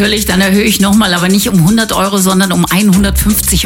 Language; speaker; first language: German; native; German